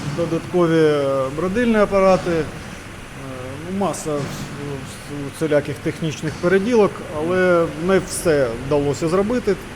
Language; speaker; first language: Ukrainian; non-native, local second language; Russian